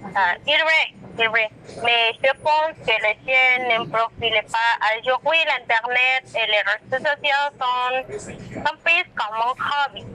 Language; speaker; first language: French; non-native, learner; Spanish